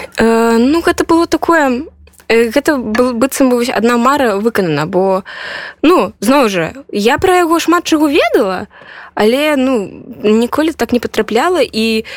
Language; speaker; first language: Belarusian; non-native, local second language; Russian